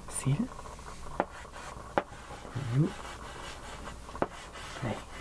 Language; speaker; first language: French; non-native, learner; Filipino